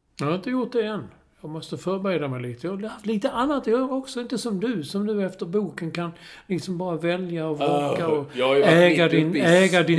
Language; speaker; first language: Swedish; native; Swedish